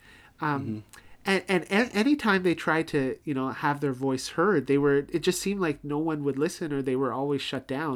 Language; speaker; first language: English; native; English